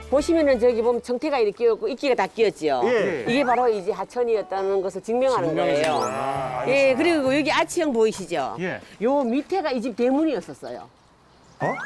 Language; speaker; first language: Korean; native; Korean